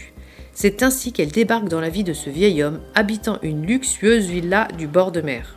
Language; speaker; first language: French; native; French